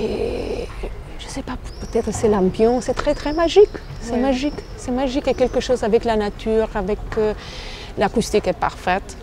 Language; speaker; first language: French; non-native, fluent; Albanian